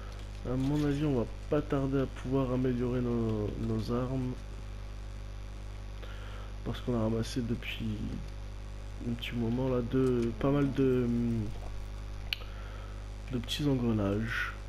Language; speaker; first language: French; native; French